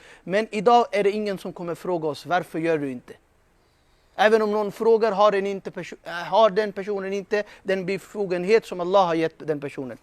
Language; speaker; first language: Swedish; non-native, fluent; Urdu